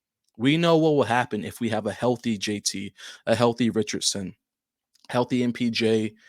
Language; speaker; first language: English; native; English